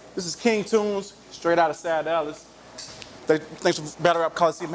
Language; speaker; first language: English; native; English